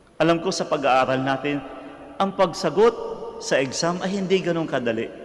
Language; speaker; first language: Filipino; non-native, local second language; Cebuano